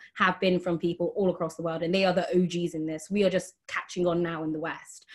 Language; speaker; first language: English; native; English